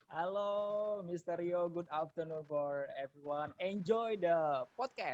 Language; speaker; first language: English; non-native, learner; Indonesian